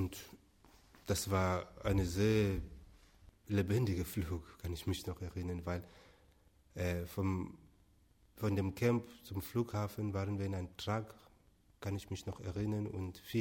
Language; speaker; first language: German; non-native, fluent; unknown